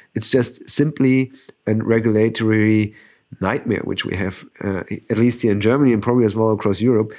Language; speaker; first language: English; non-native, fluent; German